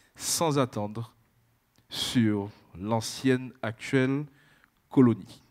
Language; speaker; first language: French; native; French